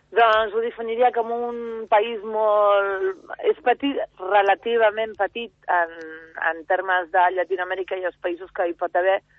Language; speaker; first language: Catalan; early bilingual, other home language; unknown